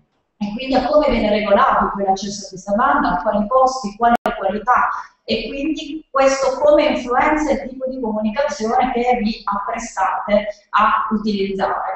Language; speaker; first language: Italian; native; Italian